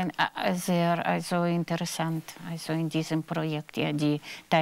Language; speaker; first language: German; non-native, fluent; Russian